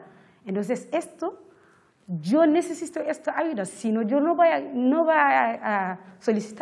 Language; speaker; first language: Spanish; non-native, learner; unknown